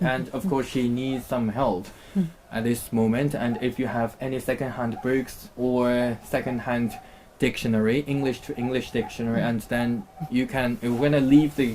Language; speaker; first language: English; non-native, fluent; Chinese